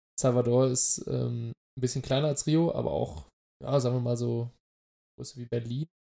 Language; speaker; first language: German; native; German